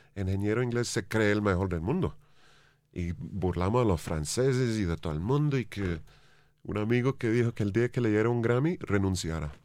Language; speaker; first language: Spanish; non-native, fluent; English